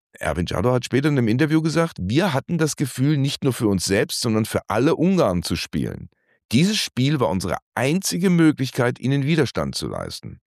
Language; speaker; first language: German; native; German